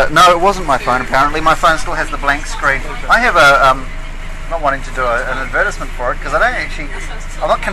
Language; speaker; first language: English; native; English